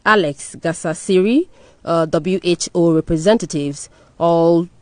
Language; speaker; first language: English; non-native, local second language; Yoruba